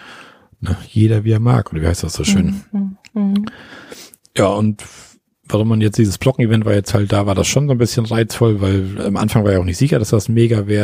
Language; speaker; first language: German; native; German